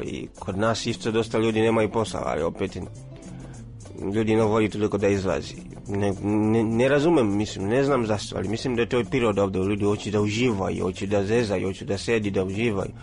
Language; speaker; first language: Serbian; non-native, fluent; Swahili